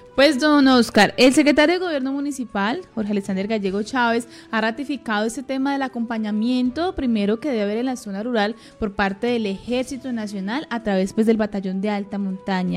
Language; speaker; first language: Spanish; native; Spanish